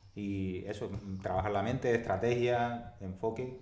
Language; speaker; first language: Spanish; native; Spanish